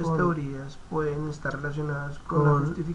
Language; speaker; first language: Spanish; native; Spanish